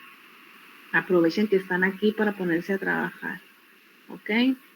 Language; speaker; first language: Spanish; native; Spanish